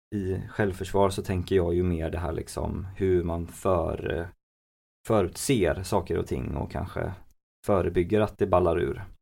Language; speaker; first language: Swedish; native; Swedish